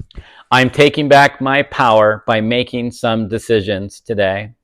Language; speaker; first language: English; native; English